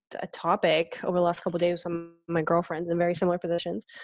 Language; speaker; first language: English; native; English